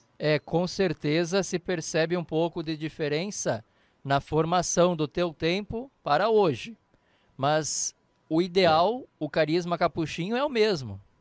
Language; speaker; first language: Portuguese; native; Portuguese